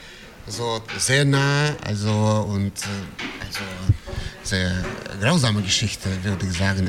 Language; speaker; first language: German; non-native, fluent; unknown